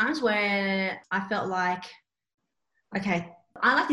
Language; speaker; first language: English; non-native, local second language; Cantonese